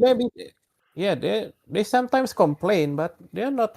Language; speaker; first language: English; non-native, learner; Indonesian